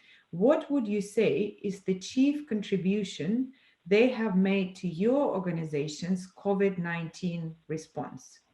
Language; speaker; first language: English; non-native, fluent; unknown